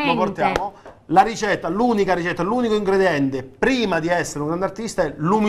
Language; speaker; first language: Italian; native; Italian